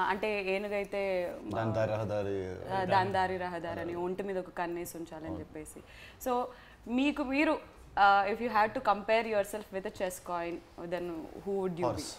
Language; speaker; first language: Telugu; native; Telugu